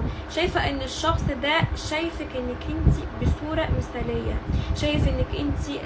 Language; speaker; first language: Arabic; native; Arabic